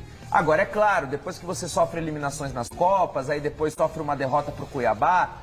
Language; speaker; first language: Portuguese; native; Portuguese